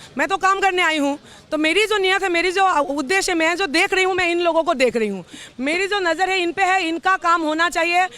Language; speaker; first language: Hindi; non-native, local second language; Assamese